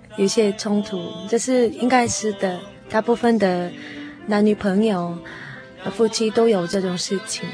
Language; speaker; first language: Chinese; non-native, fluent; Korean